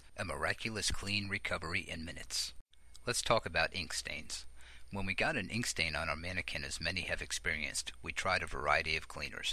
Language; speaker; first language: English; native; English